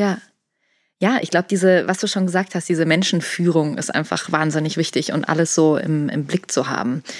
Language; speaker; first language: German; native; German